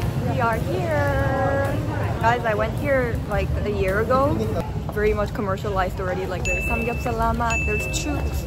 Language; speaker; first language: English; non-native, local second language; Korean